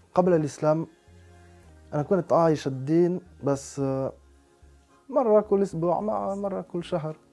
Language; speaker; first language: Arabic; non-native, learner; French